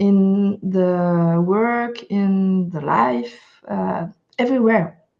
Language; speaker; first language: English; non-native, fluent; French